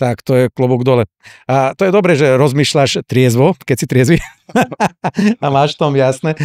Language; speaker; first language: Slovak; native; Slovak